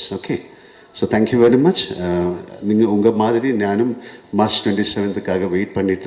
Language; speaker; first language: Tamil; non-native, learner; Malayalam